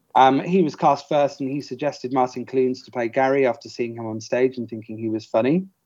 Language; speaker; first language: English; native; English